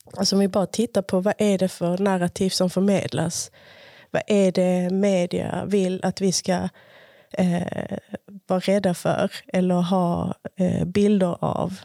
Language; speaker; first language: Swedish; early bilingual, other home language; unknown